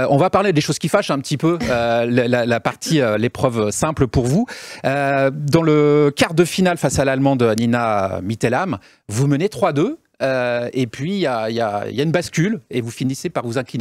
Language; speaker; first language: French; native; French